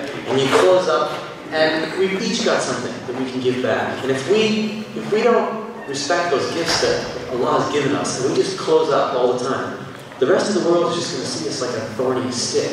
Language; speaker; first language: English; native; English